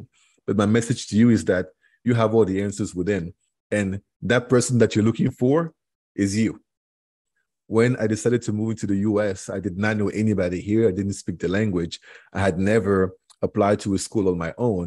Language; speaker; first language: English; non-native, local second language; French